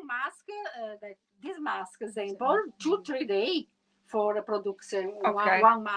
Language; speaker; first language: English; non-native, learner; Italian